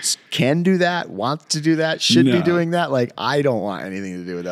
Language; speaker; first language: English; native; English